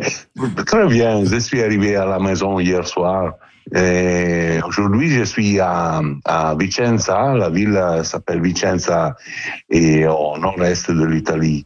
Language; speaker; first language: French; non-native, learner; Italian